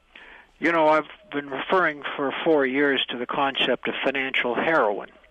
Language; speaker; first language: English; native; English